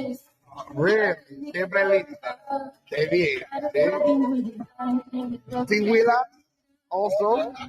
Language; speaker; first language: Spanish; non-native, learner; English